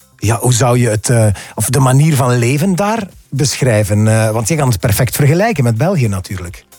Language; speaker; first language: Dutch; native; Dutch